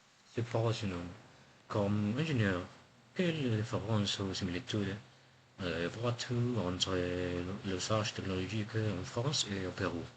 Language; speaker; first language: French; non-native, learner; Spanish